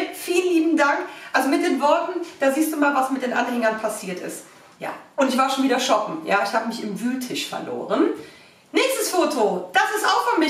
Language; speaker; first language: German; native; German